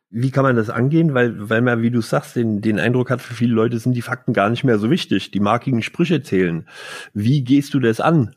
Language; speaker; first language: German; native; German